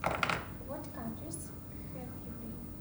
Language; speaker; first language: English; non-native, learner; Russian